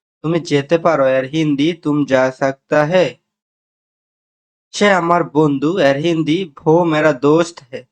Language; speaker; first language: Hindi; non-native, learner; Bangla